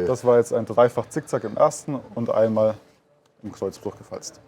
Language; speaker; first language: German; native; German